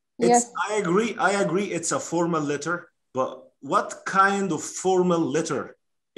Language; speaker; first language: English; non-native, fluent; Arabic